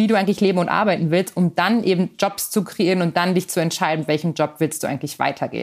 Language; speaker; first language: German; native; German